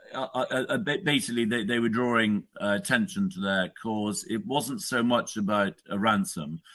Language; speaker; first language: English; native; English